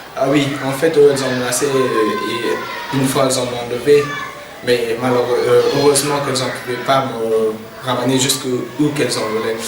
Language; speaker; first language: French; non-native, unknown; Persian